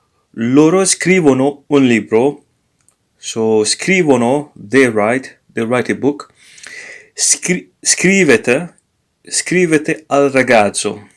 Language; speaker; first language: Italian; non-native, learner; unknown